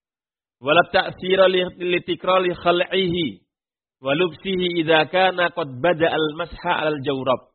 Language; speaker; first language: Arabic; non-native, fluent; Indonesian